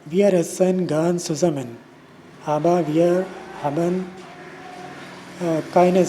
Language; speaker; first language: German; non-native, learner; Urdu